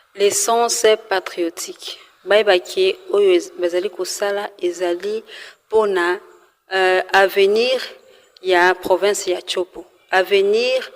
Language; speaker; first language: Lingala; native; Lingala